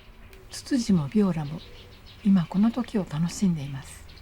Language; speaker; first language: Japanese; native; Japanese